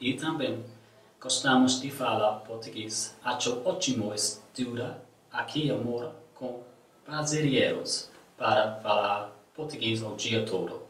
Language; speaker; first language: Portuguese; non-native, learner; English